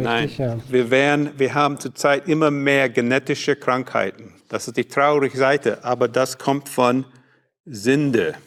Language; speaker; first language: German; non-native, learner; English